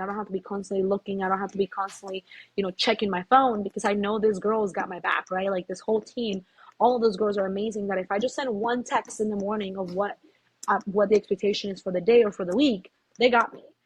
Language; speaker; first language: English; early bilingual, other home language; Spanish